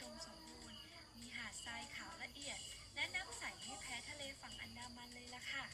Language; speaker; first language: Thai; native; Thai